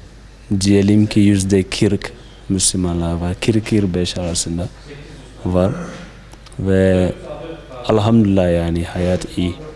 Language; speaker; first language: Turkish; non-native, learner; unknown